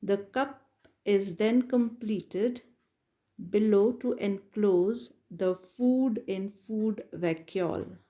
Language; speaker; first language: English; non-native, local second language; Hindi